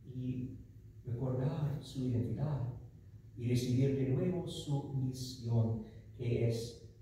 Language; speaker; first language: Spanish; non-native, fluent; English